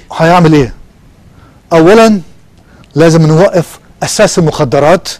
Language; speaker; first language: Arabic; non-native, local second language; Armenian